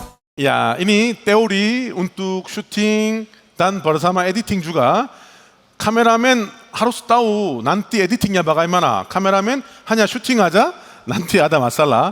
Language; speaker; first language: Indonesian; non-native, learner; Korean